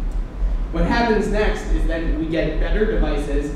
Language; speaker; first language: English; native; English